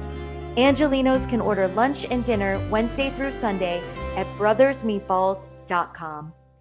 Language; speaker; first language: English; native; English